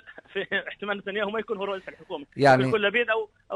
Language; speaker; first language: Arabic; native; Arabic